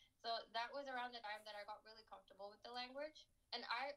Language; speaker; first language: English; non-native, local second language; Urdu